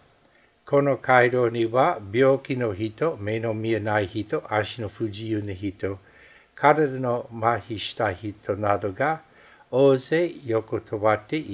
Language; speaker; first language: Japanese; non-native, fluent; English